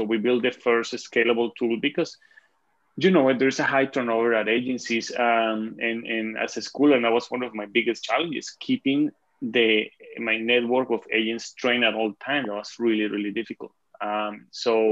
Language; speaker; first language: English; non-native, fluent; Spanish